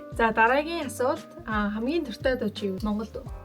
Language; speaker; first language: Mongolian; native; Mongolian